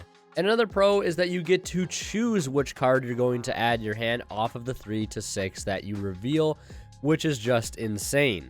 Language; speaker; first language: English; native; English